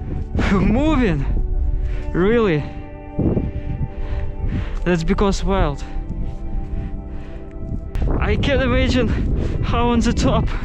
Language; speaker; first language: English; non-native, learner; Russian